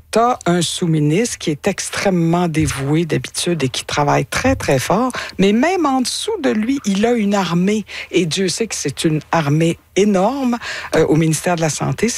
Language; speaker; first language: French; native; French